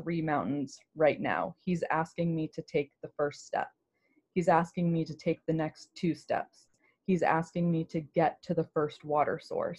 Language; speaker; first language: English; native; English